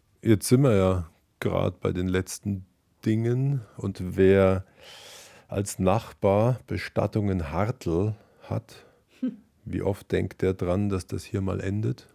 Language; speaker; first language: German; native; German